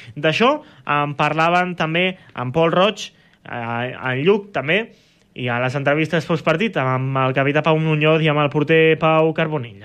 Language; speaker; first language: Catalan; native; Catalan